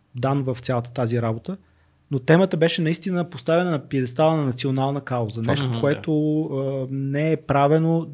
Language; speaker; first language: Bulgarian; native; Bulgarian